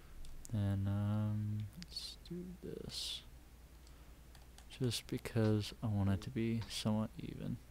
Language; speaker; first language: English; native; English